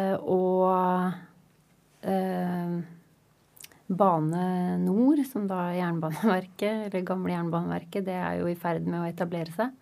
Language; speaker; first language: Norwegian; native; Norwegian